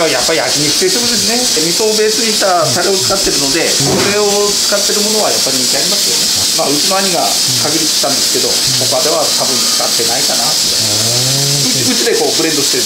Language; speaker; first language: Japanese; native; Japanese